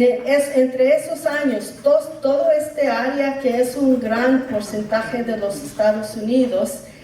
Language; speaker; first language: Spanish; early bilingual, heritage; English